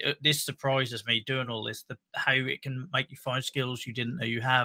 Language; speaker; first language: English; native; English